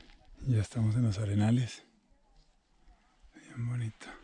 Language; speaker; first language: Spanish; native; Spanish